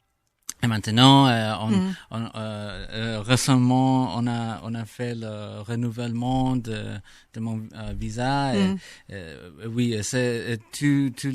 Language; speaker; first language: French; non-native, learner; English